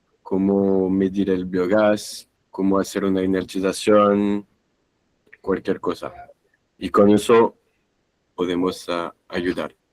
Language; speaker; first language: Spanish; non-native, fluent; French